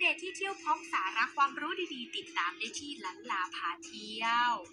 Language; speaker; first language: Thai; native; Thai